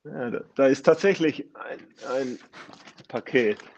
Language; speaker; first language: German; native; German